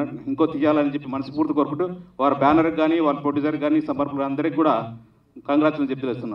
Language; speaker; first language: Telugu; native; Telugu